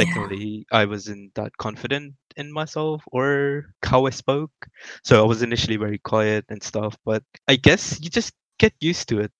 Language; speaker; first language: English; non-native, local second language; Urdu